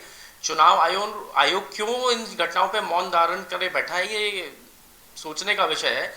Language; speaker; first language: Hindi; native; Hindi